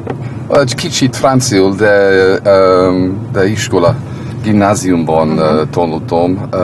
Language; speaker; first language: Hungarian; non-native, learner; English